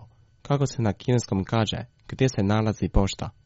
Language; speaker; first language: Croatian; non-native, fluent; Chinese